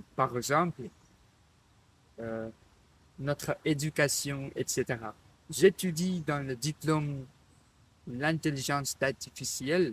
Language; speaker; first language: French; non-native, learner; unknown